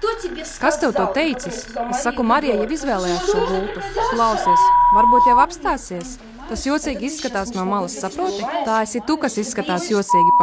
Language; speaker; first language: Latvian; native; Latvian